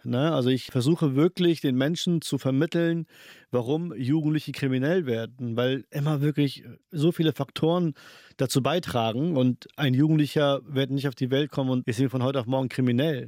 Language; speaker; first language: German; early bilingual, other home language; Urdu